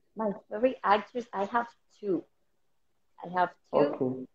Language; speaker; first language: English; non-native, learner; Spanish